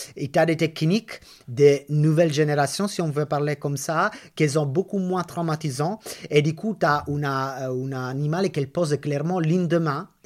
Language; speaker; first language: French; non-native, fluent; Italian